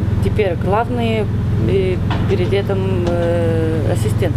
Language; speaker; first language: Russian; non-native, learner; Lithuanian